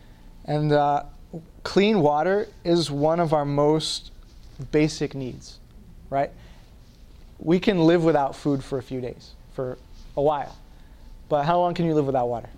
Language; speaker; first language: English; native; English